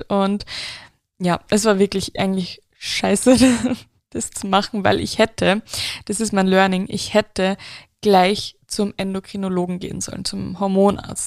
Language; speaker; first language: German; native; German